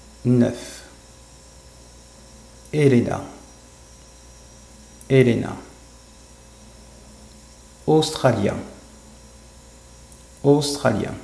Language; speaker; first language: French; non-native, fluent; English